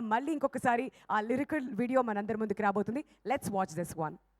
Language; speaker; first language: Telugu; native; Telugu